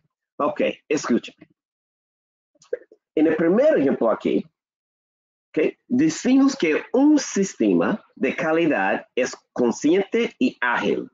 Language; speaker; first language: Spanish; non-native, learner; English